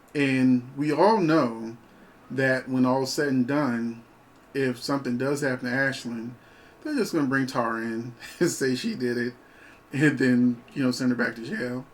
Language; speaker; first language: English; native; English